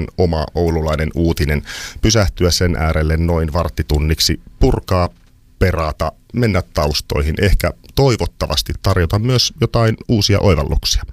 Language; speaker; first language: Finnish; native; Finnish